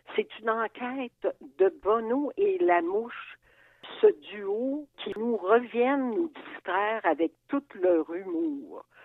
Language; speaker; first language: French; native; French